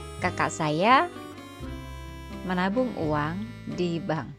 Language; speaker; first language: Indonesian; native; Indonesian